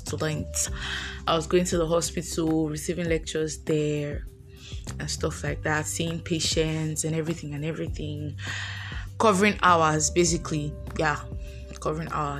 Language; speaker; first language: English; non-native, local second language; Yoruba